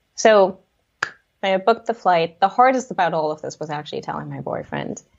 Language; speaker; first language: English; non-native, fluent; German